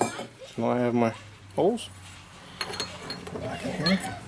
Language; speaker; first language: English; native; English